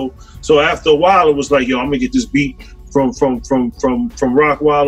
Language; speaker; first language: English; native; English